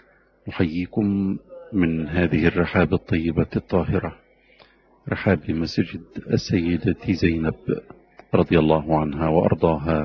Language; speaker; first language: Arabic; native; Arabic